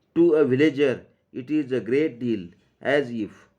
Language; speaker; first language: English; non-native, local second language; Marathi